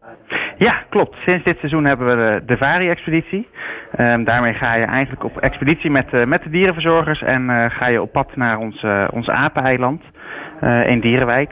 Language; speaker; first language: Dutch; native; Dutch